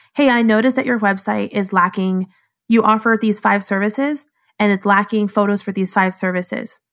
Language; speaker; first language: English; native; English